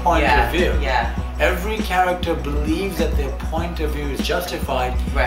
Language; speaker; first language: English; native; English